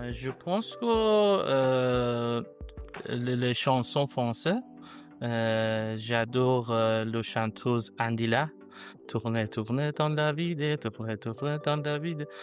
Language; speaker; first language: French; non-native, learner; Persian